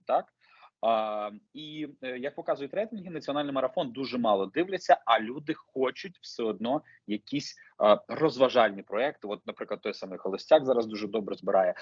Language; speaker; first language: Ukrainian; native; Ukrainian